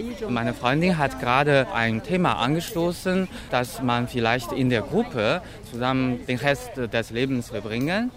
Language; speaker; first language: German; non-native, fluent; Chinese